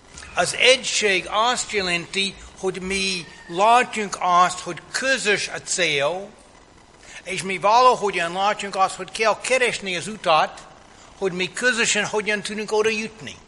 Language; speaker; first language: Hungarian; non-native, fluent; English